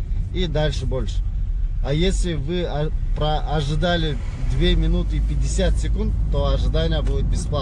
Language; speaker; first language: Russian; non-native, local second language; Kyrgyz